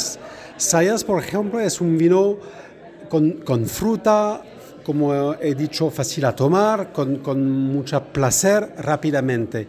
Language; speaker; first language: Spanish; non-native, fluent; French